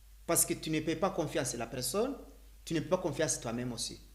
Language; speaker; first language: French; non-native, learner; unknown